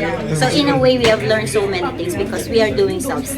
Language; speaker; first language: English; non-native, local second language; Hindi